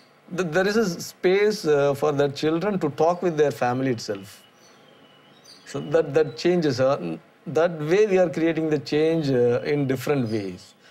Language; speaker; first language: English; non-native, local second language; Tamil